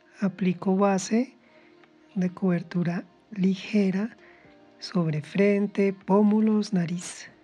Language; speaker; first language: Spanish; native; Spanish